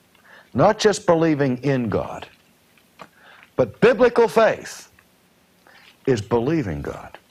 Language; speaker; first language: English; native; English